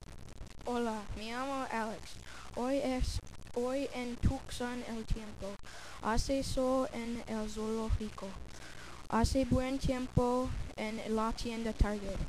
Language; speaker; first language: Spanish; non-native, learner; English